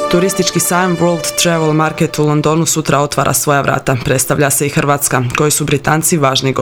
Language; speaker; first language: Croatian; native; Croatian